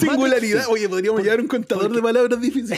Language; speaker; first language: Spanish; native; Spanish